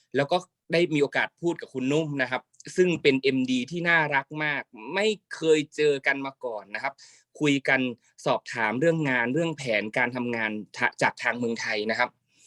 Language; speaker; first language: Thai; native; Thai